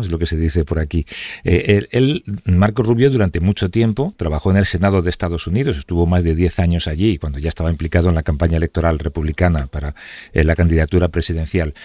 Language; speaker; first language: Spanish; native; Spanish